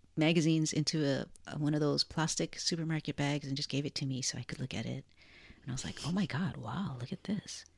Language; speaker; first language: English; native; English